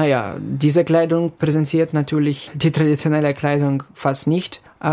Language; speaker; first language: German; non-native, fluent; Ukrainian